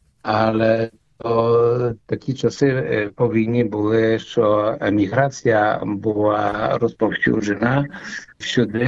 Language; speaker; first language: Ukrainian; early bilingual, heritage; Ukrainian